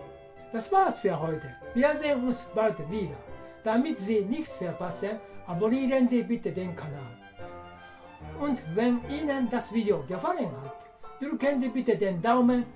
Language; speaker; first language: German; non-native, fluent; Japanese